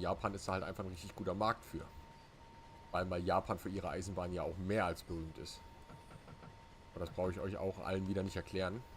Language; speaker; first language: German; native; German